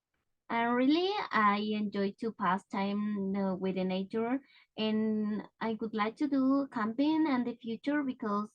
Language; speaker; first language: English; non-native, learner; Spanish